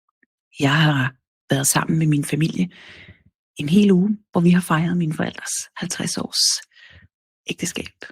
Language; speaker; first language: Danish; native; Danish